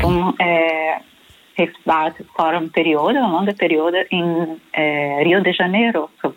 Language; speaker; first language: Dutch; non-native, learner; Portuguese